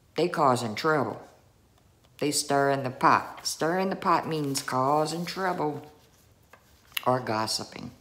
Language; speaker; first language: English; native; English